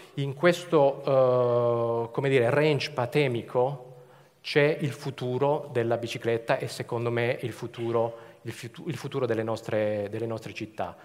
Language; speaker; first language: Italian; native; Italian